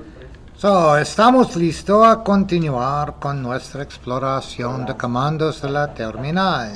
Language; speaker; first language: Spanish; non-native, fluent; English